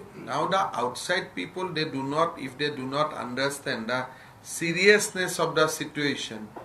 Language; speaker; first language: English; non-native, local second language; Assamese